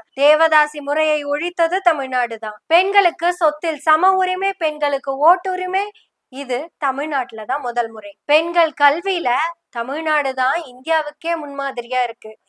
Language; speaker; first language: Tamil; non-native, local second language; Malayalam